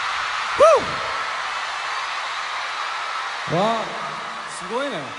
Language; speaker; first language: Japanese; non-native, fluent; Korean